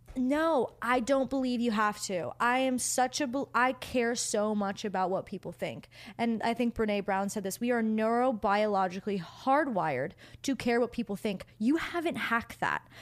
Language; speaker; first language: English; native; English